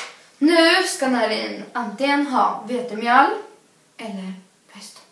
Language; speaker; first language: Swedish; early bilingual, other home language; Arabic